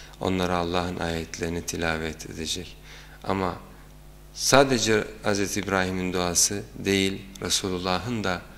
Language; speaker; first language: Turkish; native; Turkish